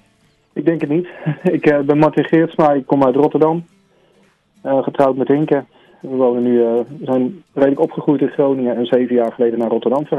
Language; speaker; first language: Dutch; native; Dutch